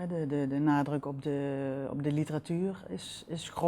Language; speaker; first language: Dutch; native; Dutch